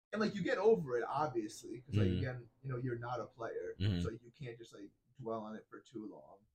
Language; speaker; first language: English; native; English